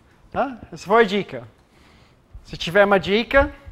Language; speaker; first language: Portuguese; non-native, fluent; English